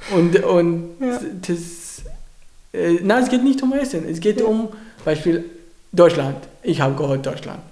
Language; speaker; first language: German; non-native, learner; Arabic